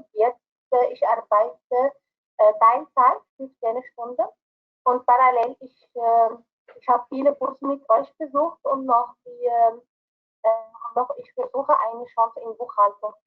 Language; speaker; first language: German; non-native, learner; Arabic